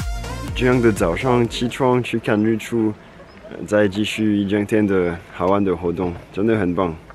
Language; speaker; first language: Chinese; non-native, fluent; French